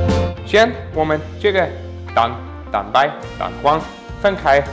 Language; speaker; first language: Chinese; non-native, learner; English